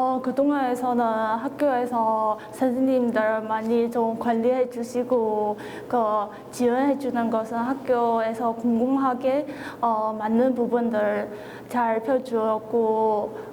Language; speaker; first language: Korean; non-native, fluent; Chinese